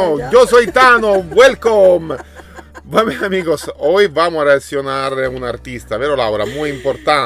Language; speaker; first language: Spanish; non-native, learner; Italian